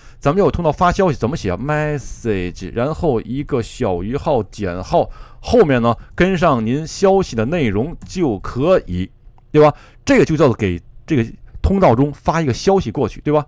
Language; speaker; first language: Chinese; native; Chinese